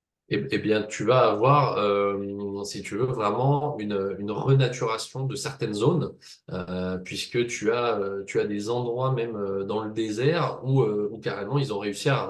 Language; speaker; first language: French; native; French